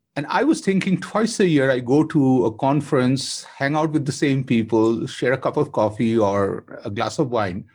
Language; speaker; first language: English; non-native, local second language; Bangla